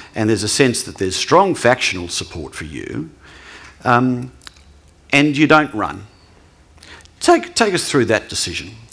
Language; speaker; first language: English; native; English